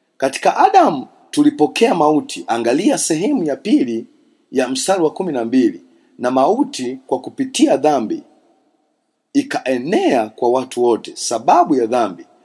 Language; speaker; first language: Swahili; non-native, local second language; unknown